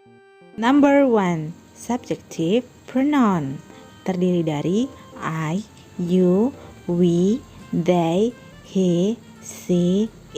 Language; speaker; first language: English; non-native, fluent; Indonesian